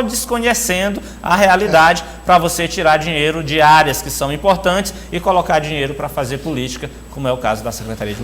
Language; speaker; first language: Portuguese; native; Portuguese